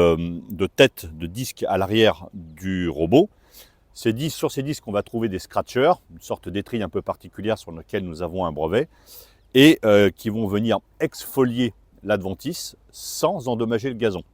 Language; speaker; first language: French; native; French